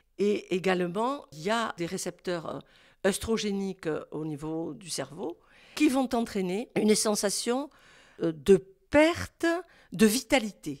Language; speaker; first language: French; native; French